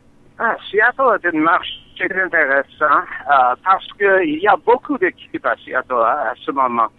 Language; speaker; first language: French; non-native, learner; English